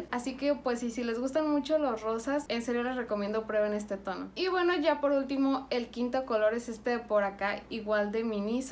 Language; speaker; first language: Spanish; native; Spanish